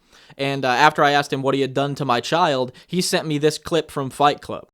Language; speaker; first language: English; native; English